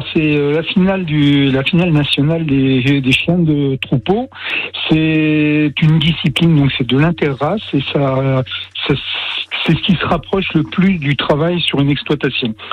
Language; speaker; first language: French; native; French